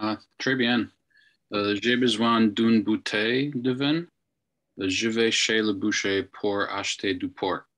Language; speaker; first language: French; non-native, learner; English